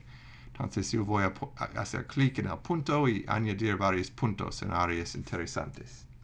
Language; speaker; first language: Spanish; non-native, fluent; English